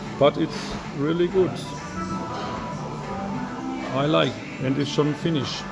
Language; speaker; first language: English; non-native, learner; German